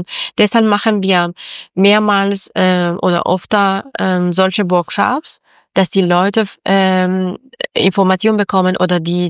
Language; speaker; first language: German; non-native, learner; Persian